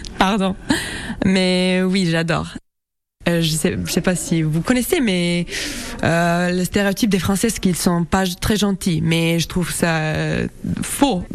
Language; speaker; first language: French; non-native, fluent; Serbian